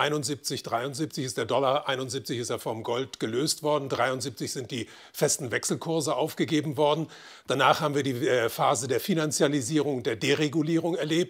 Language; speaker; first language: German; native; German